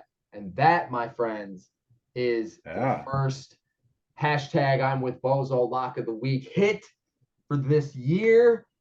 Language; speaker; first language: English; native; English